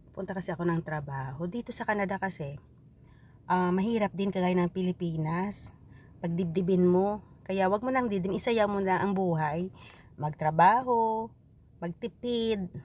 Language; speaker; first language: Filipino; non-native, local second language; Hiligaynon